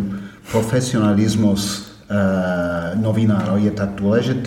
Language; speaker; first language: Slovak; non-native, fluent; English